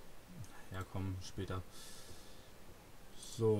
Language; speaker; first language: German; native; German